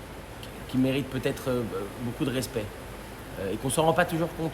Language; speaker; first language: French; native; French